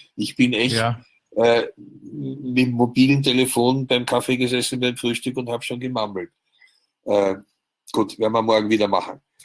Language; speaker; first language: German; native; German